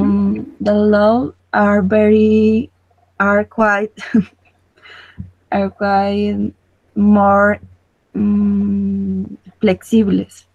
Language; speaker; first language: English; non-native, learner; Spanish